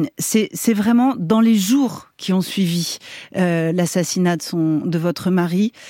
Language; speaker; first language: French; native; French